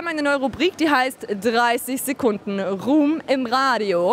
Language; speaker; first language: German; native; German